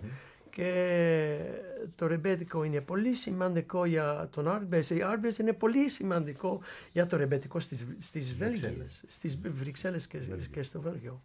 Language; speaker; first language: Greek; non-native, learner; Dutch